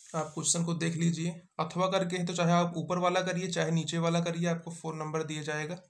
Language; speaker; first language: Hindi; native; Hindi